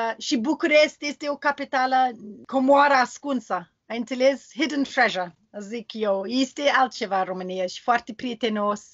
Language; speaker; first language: Romanian; non-native, learner; English